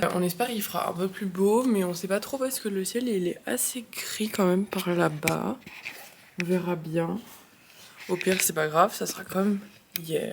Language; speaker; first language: French; native; French